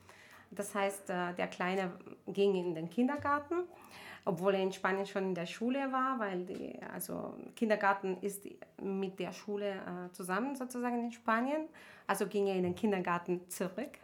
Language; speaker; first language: German; non-native, fluent; Spanish